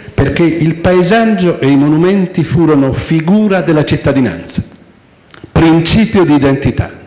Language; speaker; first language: Italian; native; Italian